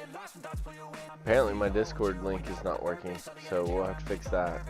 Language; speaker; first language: English; native; English